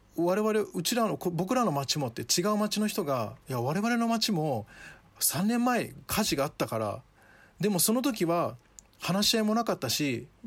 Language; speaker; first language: Japanese; early bilingual, other home language; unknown